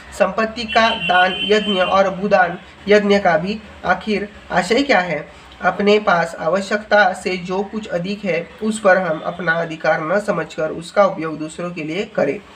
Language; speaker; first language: Hindi; non-native, local second language; Marathi